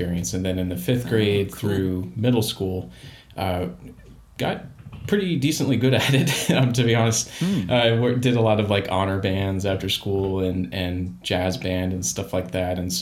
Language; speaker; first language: English; native; English